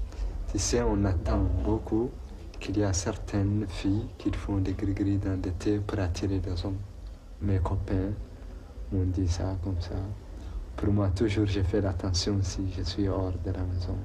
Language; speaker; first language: French; non-native, local second language; Arabic